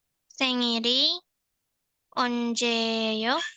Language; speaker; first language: Korean; non-native, learner; Indonesian